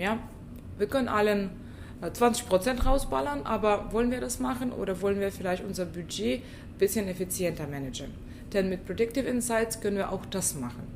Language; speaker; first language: German; non-native, fluent; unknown